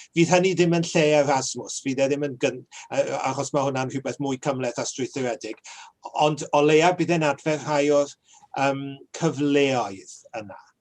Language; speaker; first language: Welsh; native; Welsh